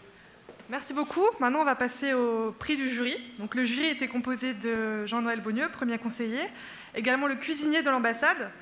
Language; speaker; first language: French; native; French